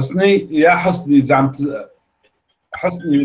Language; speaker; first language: Arabic; native; Arabic